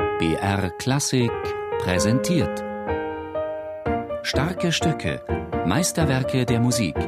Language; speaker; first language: German; native; German